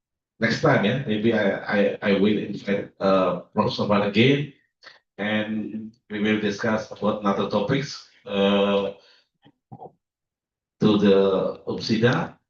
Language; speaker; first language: English; non-native, learner; Indonesian